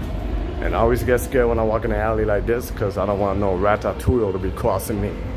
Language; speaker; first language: English; non-native, local second language; Spanish